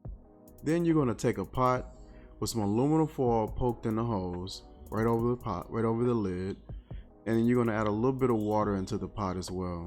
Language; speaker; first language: English; native; English